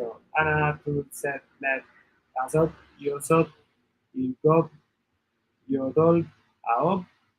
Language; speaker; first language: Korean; non-native, learner; Italian